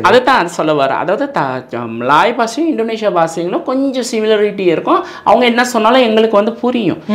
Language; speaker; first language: Tamil; non-native, local second language; Min Nan Chinese